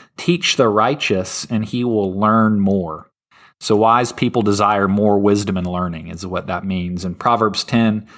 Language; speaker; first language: English; native; English